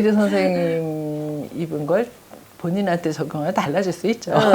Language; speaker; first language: Korean; native; Korean